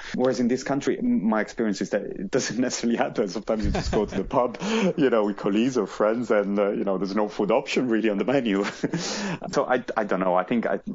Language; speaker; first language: English; non-native, fluent; Italian